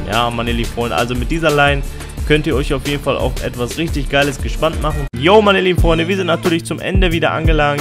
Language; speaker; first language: German; native; German